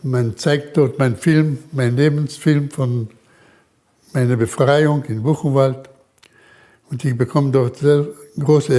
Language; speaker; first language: German; early bilingual, heritage; German